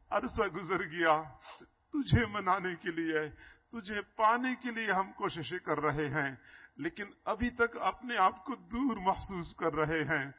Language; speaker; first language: Urdu; non-native, local second language; Punjabi